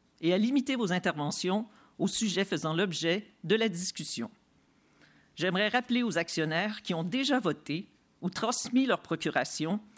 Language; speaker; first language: French; native; French